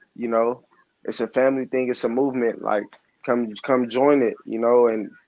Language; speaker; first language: English; native; English